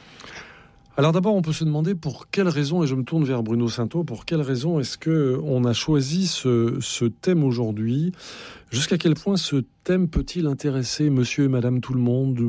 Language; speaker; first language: French; native; French